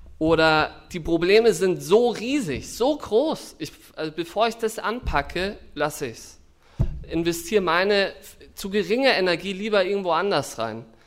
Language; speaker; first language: German; native; German